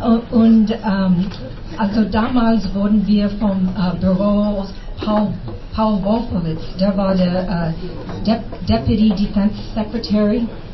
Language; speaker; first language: German; non-native, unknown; English